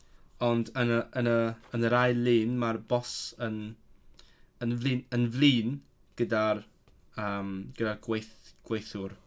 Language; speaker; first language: Welsh; non-native, learner; Cantonese